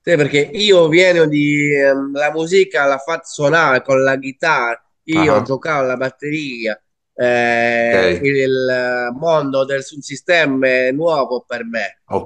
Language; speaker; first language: Italian; non-native, learner; French